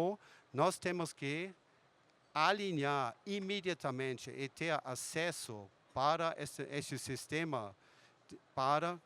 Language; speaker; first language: Portuguese; non-native, fluent; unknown